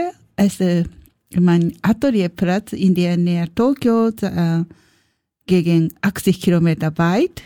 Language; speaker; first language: German; non-native, learner; Japanese